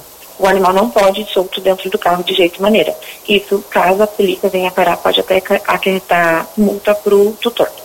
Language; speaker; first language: Portuguese; native; Portuguese